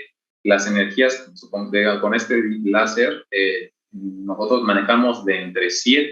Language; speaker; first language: Spanish; native; Spanish